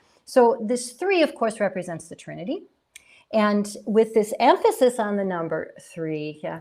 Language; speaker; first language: English; native; English